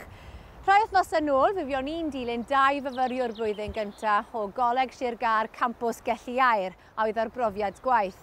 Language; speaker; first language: Welsh; native; Welsh